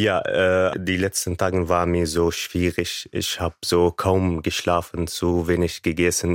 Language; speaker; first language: German; non-native, fluent; Arabic